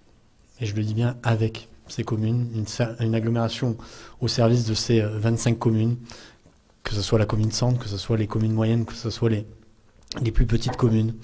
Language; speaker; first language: French; native; French